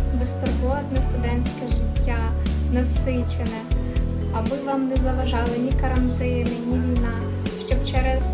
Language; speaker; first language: Ukrainian; native; Ukrainian